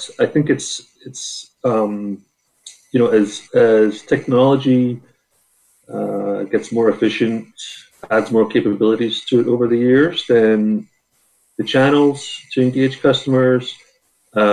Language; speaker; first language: English; native; English